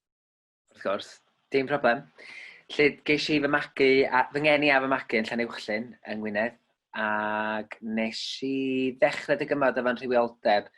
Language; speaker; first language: Welsh; native; Welsh